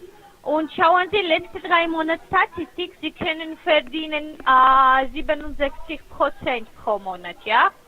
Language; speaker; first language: German; non-native, fluent; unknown